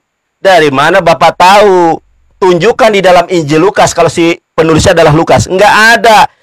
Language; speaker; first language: Indonesian; native; Indonesian